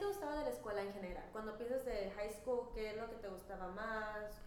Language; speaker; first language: Spanish; early bilingual, heritage; Spanish